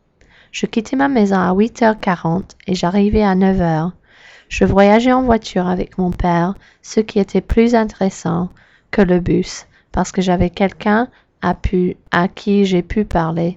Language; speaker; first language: French; non-native, learner; English